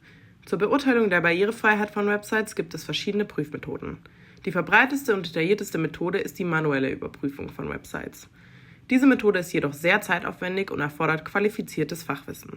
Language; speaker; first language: German; native; German